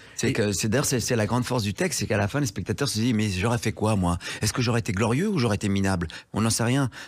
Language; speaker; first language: French; native; French